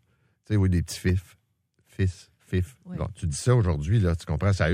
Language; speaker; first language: French; native; French